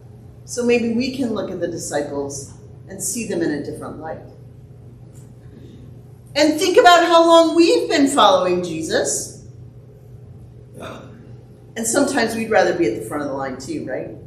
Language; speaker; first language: English; native; English